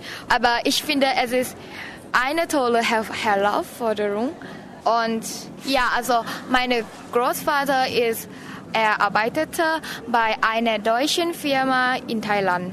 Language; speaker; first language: German; non-native, learner; Thai